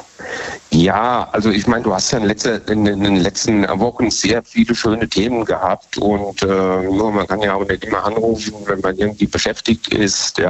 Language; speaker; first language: German; native; German